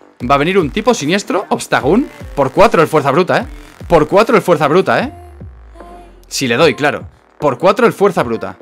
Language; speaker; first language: Spanish; native; Spanish